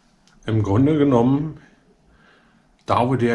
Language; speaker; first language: German; native; German